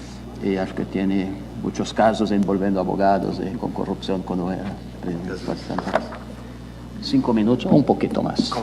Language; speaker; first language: Spanish; non-native, learner; Portuguese